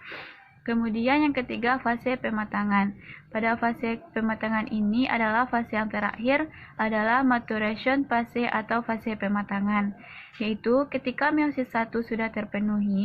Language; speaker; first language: Indonesian; native; Indonesian